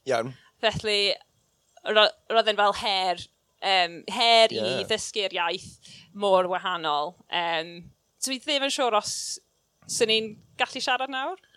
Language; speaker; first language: Welsh; non-native, local second language; English